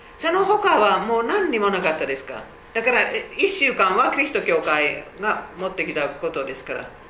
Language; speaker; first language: Japanese; non-native, fluent; Finnish